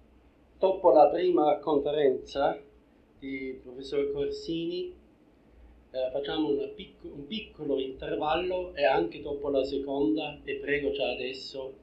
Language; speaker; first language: Italian; non-native, fluent; German